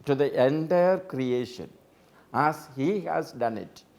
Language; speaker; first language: English; non-native, local second language; Malayalam